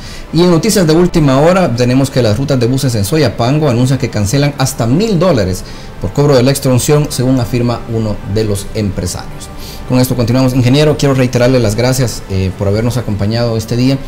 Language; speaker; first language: Spanish; native; Spanish